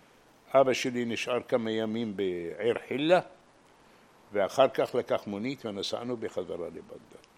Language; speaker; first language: Hebrew; non-native, fluent; Arabic